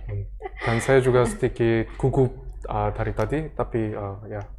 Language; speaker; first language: Indonesian; early bilingual, other home language; Korean